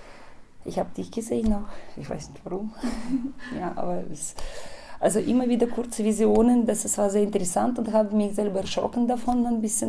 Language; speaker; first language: German; non-native, fluent; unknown